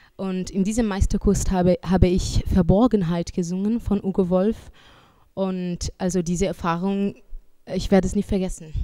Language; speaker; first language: German; non-native, fluent; Portuguese